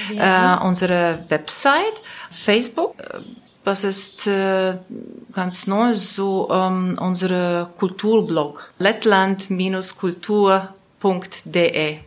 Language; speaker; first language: German; non-native, learner; Latvian